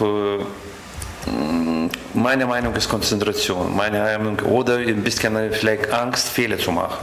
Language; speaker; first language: German; non-native, learner; Lithuanian